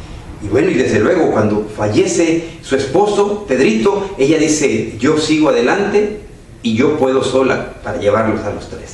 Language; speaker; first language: Spanish; native; Spanish